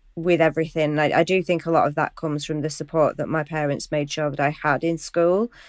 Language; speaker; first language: English; native; English